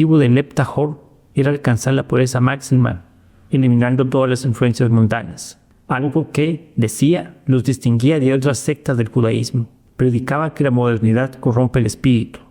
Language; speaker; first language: Spanish; native; Spanish